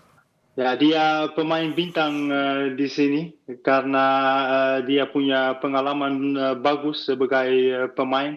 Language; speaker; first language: Indonesian; non-native, fluent; Dutch